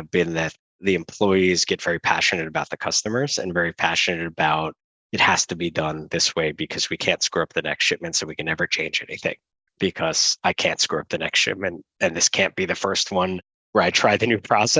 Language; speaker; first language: English; native; English